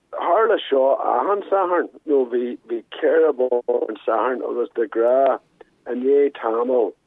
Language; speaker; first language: Irish; non-native, local second language; English